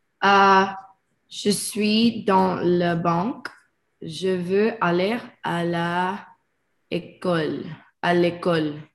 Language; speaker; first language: French; non-native, learner; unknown